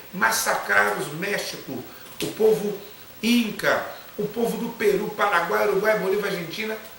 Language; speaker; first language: Portuguese; native; Portuguese